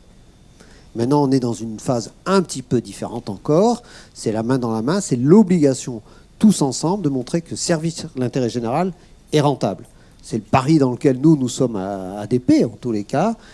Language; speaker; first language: French; native; French